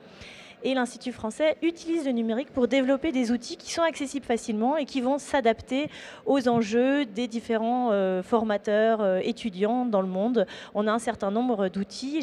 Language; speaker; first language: French; native; French